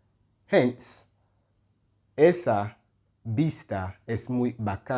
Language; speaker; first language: Spanish; non-native, fluent; English